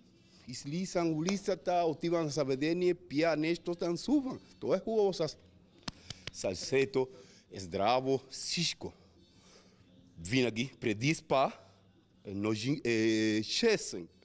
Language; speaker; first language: Bulgarian; non-native, learner; Spanish